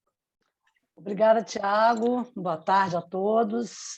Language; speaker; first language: Portuguese; native; Portuguese